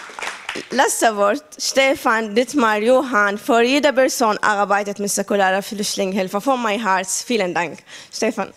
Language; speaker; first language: German; non-native, learner; Arabic